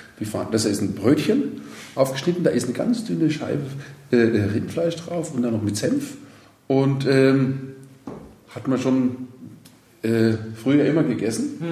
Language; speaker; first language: German; native; German